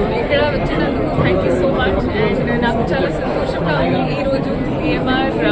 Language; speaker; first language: Telugu; non-native, fluent; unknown